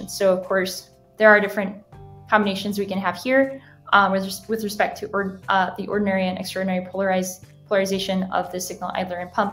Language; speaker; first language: English; native; English